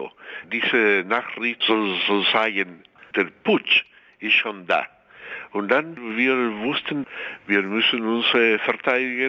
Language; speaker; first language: German; non-native, fluent; Spanish